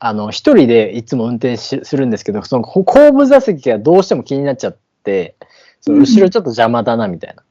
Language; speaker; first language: Japanese; native; Japanese